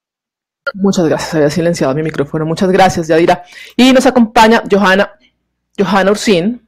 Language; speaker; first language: Spanish; native; Spanish